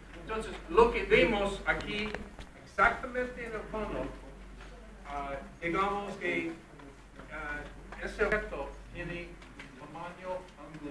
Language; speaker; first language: Spanish; non-native, fluent; English